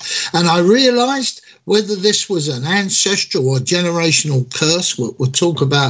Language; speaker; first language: English; native; English